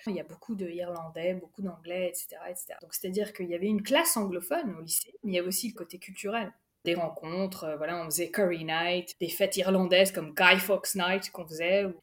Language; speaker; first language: French; early bilingual, other home language; Urdu